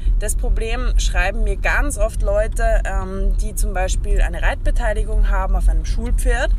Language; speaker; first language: German; native; German